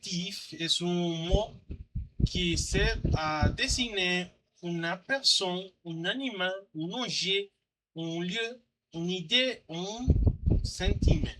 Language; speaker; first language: French; non-native, learner; Spanish